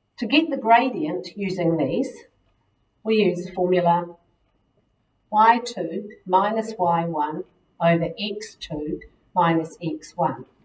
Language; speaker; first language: English; native; English